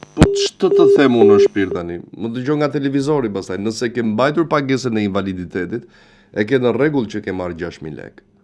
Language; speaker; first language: Albanian; native; Albanian